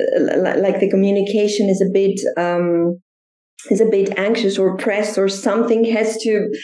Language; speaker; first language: English; non-native, fluent; Greek